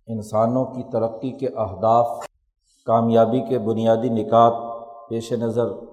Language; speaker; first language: Urdu; non-native, local second language; Punjabi